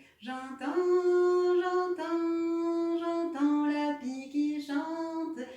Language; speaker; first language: French; native; French